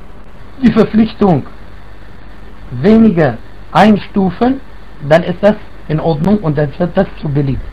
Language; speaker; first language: German; non-native, fluent; Arabic